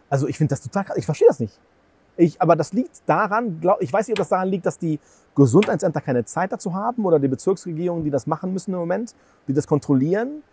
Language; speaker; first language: German; native; German